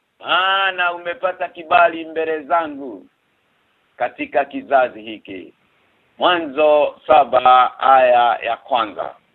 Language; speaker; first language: Swahili; native; Swahili